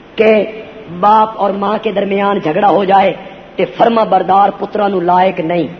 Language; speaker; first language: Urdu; non-native, local second language; Punjabi